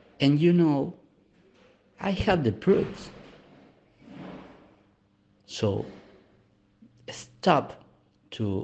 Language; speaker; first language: English; non-native, learner; Spanish